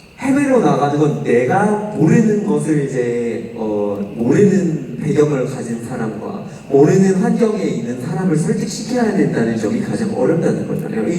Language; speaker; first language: Korean; non-native, fluent; English